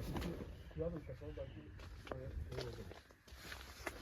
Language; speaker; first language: Turkish; native; Turkish